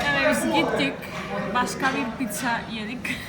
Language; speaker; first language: Turkish; non-native, learner; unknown